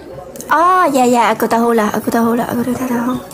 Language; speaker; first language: Indonesian; non-native, learner; Vietnamese